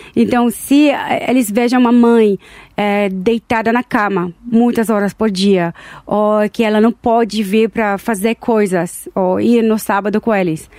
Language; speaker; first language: Portuguese; non-native, learner; Hebrew